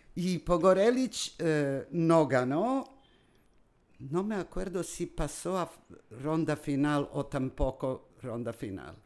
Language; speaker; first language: Spanish; non-native, fluent; Serbian